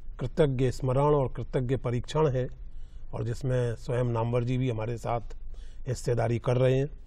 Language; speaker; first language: Hindi; native; Hindi